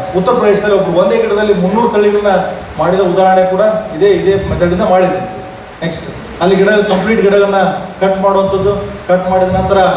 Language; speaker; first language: Kannada; native; Kannada